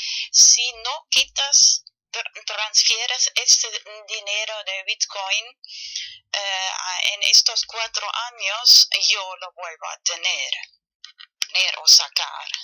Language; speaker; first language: Spanish; non-native, fluent; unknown